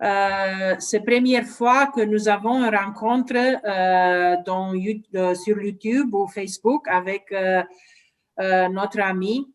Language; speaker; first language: French; non-native, learner; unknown